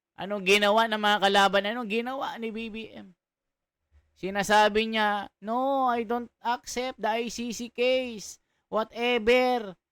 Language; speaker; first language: Filipino; non-native, local second language; Iloko